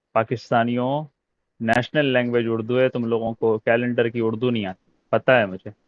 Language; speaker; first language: Urdu; native; Urdu